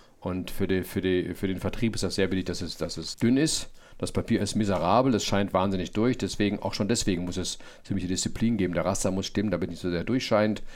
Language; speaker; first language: German; native; German